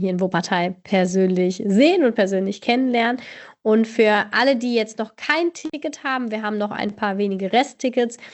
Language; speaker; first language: German; native; German